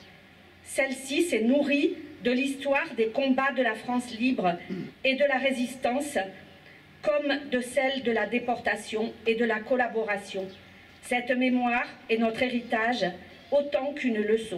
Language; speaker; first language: French; native; French